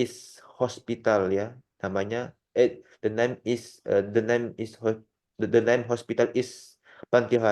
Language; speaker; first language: English; non-native, learner; Indonesian